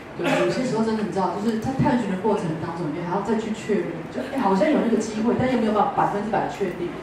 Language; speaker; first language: Chinese; native; Chinese